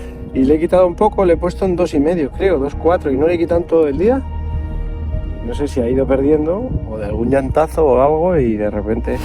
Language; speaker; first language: Spanish; native; Spanish